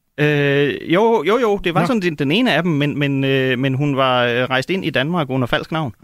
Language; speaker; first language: Danish; native; Danish